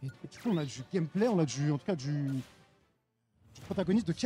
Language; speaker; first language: French; native; French